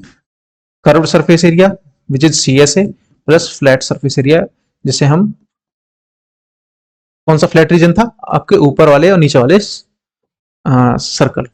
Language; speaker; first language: Hindi; native; Hindi